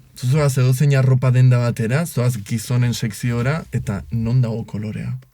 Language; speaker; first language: Basque; native; Basque